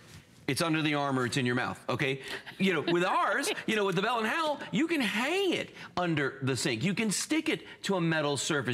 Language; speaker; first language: English; native; English